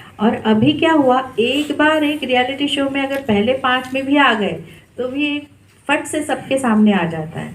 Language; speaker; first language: Hindi; non-native, local second language; Marathi